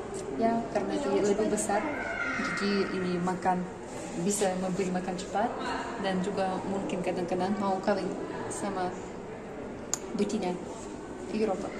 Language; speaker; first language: Indonesian; non-native, fluent; Russian